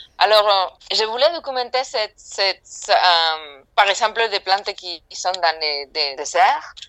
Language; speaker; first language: French; non-native, fluent; Spanish